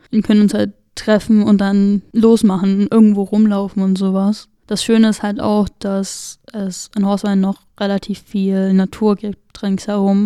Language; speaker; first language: German; native; German